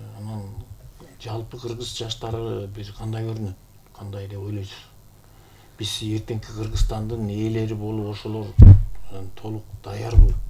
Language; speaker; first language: Kyrgyz; native; Kyrgyz